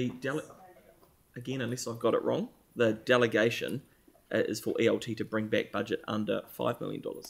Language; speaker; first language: English; native; English